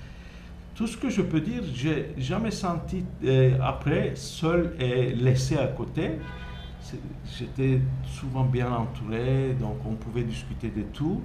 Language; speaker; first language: French; non-native, fluent; Turkish